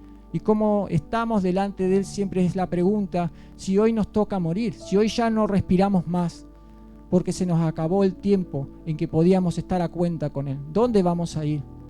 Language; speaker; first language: Spanish; native; Spanish